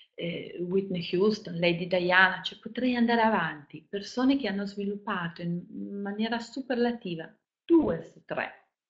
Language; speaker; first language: Italian; non-native, fluent; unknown